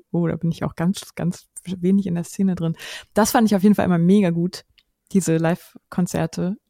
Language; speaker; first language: German; native; German